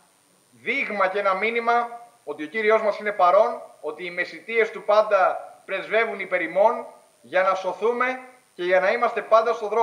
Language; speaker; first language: Greek; native; Greek